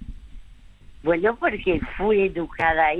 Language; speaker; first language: Spanish; early bilingual, other home language; French